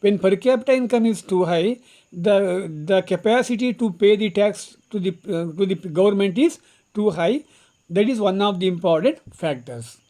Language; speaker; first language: English; non-native, local second language; Kannada